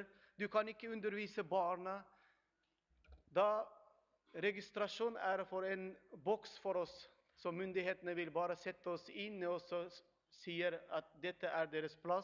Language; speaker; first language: Swedish; non-native, learner; Turkmen